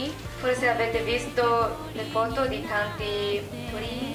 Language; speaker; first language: Italian; non-native, learner; Japanese